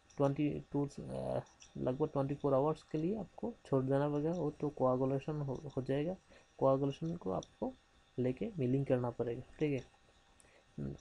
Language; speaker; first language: Hindi; non-native, local second language; Bangla